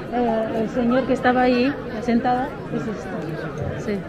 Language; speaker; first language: Spanish; non-native, learner; Filipino